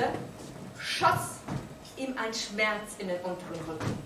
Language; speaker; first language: German; native; German